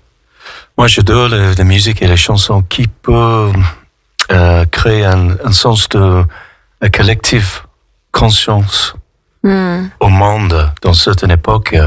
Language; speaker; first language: French; non-native, fluent; English